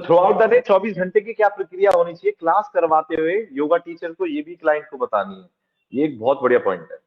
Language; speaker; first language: Hindi; native; Hindi